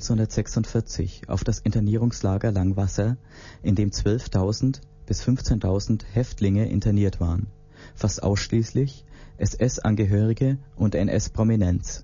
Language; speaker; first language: German; native; German